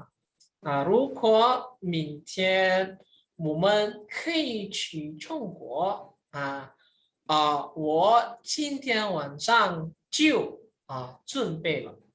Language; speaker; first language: Chinese; non-native, fluent; Indonesian